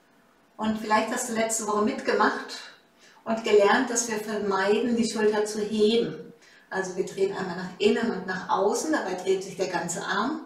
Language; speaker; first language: German; native; German